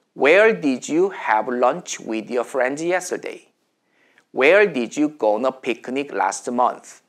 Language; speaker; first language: English; non-native, fluent; Korean